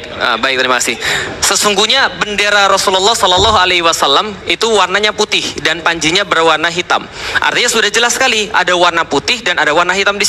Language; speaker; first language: Indonesian; native; Indonesian